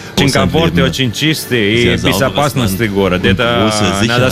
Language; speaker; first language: Russian; non-native, learner; Italian